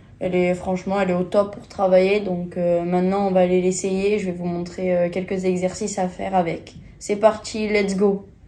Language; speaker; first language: French; native; French